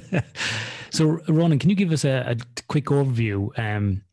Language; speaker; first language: English; native; English